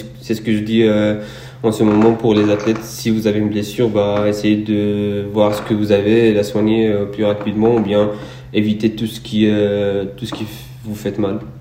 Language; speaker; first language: French; non-native, local second language; Arabic